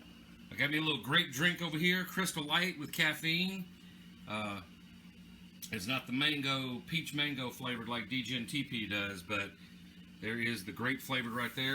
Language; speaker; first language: English; native; English